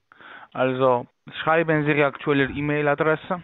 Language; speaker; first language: German; non-native, fluent; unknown